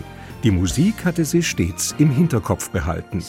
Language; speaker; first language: German; native; German